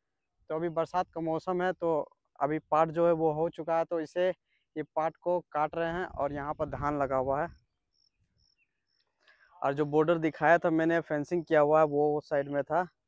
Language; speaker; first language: Hindi; native; Hindi